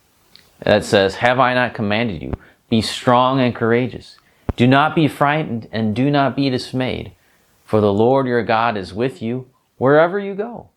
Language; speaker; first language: English; native; English